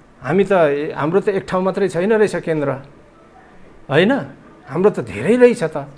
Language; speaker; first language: Nepali; non-native, local second language; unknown